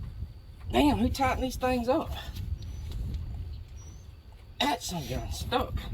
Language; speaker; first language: English; native; English